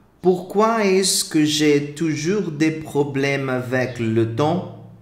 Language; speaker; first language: French; non-native, fluent; Portuguese